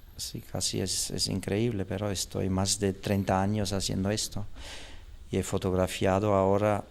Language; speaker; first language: Spanish; non-native, fluent; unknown